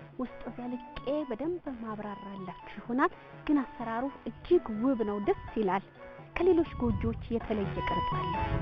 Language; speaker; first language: Amharic; native; Amharic